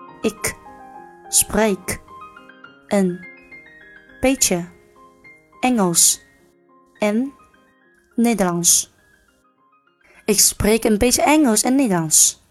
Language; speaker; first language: Dutch; non-native, fluent; Chinese